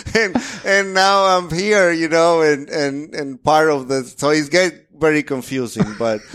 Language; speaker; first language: English; non-native, fluent; Spanish